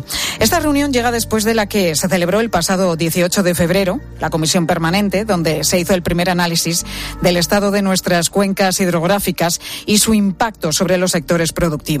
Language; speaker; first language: Spanish; native; Spanish